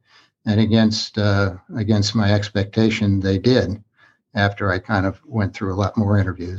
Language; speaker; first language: English; native; English